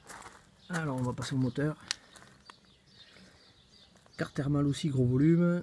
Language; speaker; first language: French; native; French